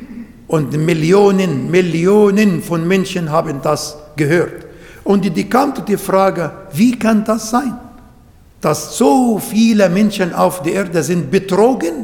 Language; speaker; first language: German; non-native, learner; Arabic